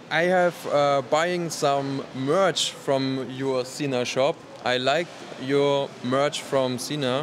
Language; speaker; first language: English; non-native, learner; German